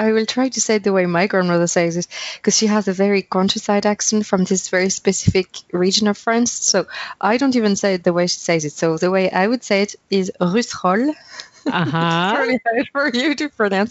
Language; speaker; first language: English; non-native, fluent; French